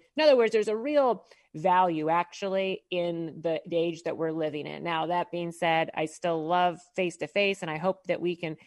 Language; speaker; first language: English; native; English